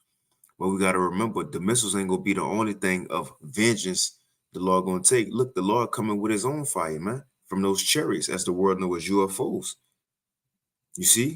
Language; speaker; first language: English; native; English